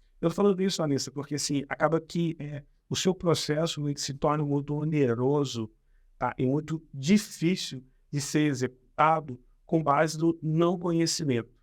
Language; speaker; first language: Portuguese; native; Portuguese